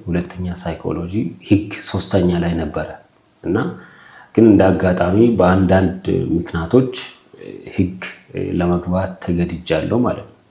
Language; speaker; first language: Amharic; non-native, local second language; Oromo